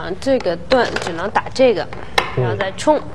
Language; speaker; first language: Chinese; native; Chinese